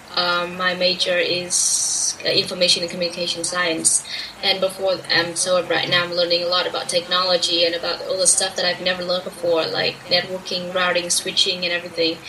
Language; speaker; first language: English; non-native, fluent; Vietnamese